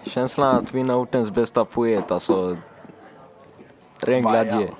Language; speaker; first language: Swedish; early bilingual, other home language; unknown